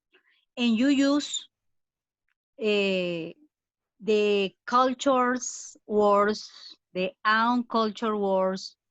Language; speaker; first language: English; non-native, fluent; Spanish